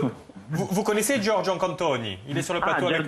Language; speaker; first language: French; native; French